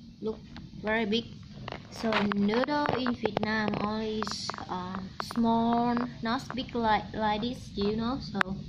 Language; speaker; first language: English; non-native, learner; Vietnamese